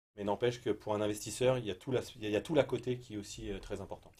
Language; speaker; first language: French; native; French